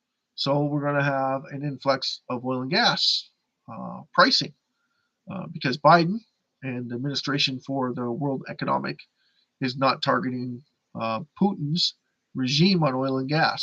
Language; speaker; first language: English; native; English